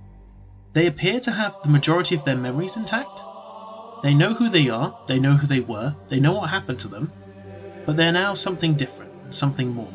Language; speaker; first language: English; native; English